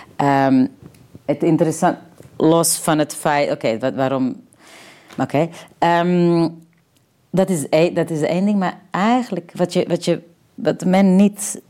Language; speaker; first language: Dutch; non-native, fluent; Serbian